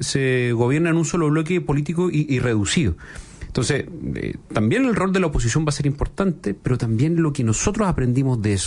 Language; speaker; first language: Spanish; native; Spanish